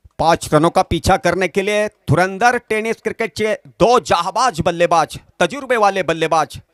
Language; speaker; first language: Hindi; non-native, local second language; Marathi